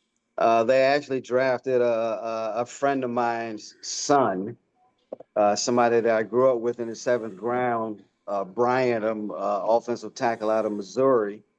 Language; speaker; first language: English; native; English